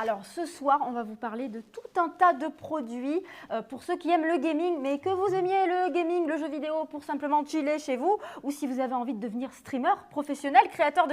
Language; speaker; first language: French; native; French